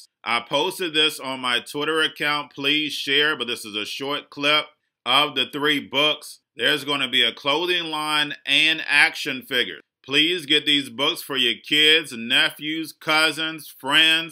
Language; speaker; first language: English; native; English